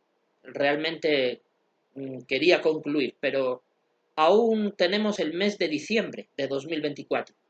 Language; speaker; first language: Spanish; native; Spanish